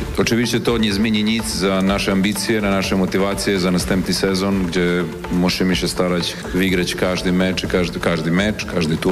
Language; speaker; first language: Polish; non-native, learner; Serbian